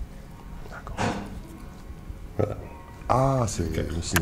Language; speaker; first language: French; non-native, fluent; Japanese